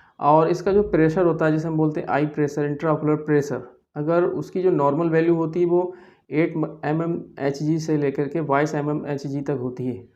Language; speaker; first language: Hindi; native; Hindi